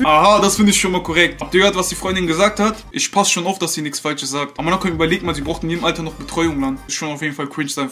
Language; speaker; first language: German; native; German